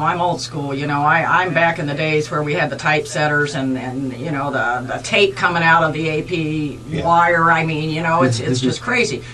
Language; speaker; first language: English; native; English